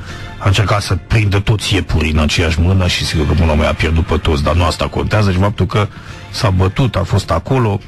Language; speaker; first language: Romanian; native; Romanian